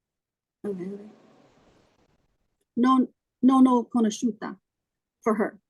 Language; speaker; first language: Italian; non-native, learner; English